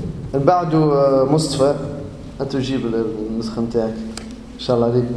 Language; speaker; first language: Arabic; native; Arabic